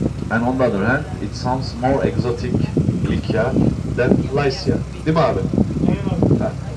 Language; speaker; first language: English; non-native, fluent; Turkish